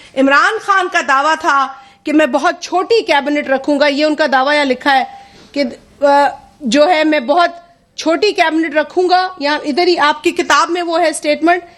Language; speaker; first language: Urdu; non-native, local second language; Sindhi